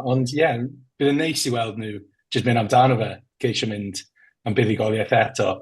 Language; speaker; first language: Welsh; native; Welsh